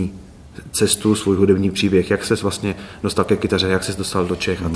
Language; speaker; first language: Czech; native; Czech